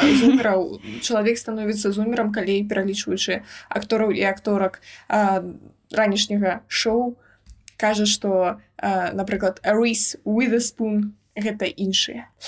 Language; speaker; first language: Belarusian; non-native, local second language; Russian